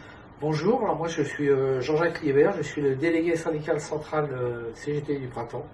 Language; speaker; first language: French; native; French